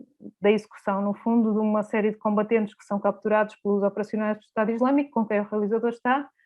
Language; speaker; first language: Portuguese; native; Portuguese